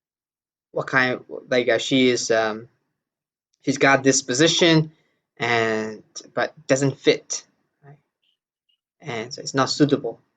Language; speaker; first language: English; non-native, fluent; Burmese